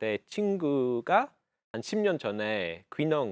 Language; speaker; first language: Korean; non-native, fluent; English